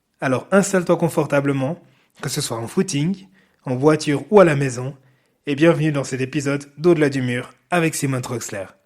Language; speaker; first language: French; native; French